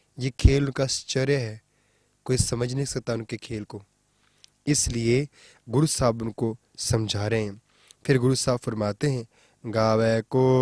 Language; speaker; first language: Hindi; non-native, local second language; Punjabi